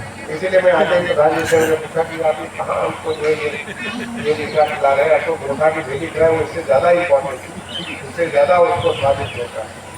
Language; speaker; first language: Hindi; native; Hindi